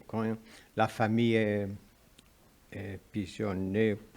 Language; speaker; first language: French; non-native, fluent; Portuguese